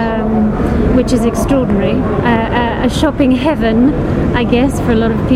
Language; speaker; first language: English; native; English